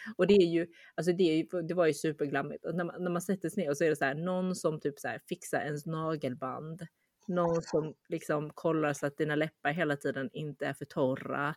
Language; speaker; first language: Swedish; early bilingual, other home language; Chinese